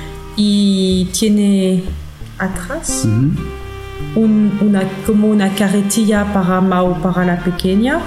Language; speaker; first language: Spanish; non-native, learner; French